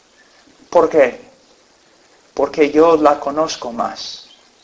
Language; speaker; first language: Spanish; non-native, fluent; English